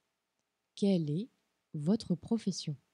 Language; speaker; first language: French; non-native, fluent; Portuguese